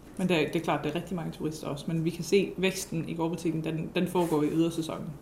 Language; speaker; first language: Danish; non-native, fluent; English